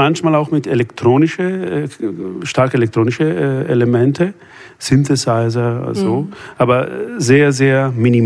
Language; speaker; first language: German; non-native, fluent; Italian